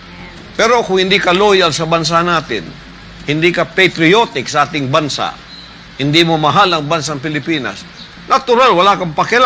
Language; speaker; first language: Filipino; native; Filipino